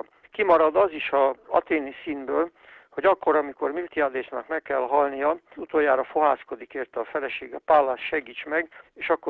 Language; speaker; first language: Hungarian; native; Hungarian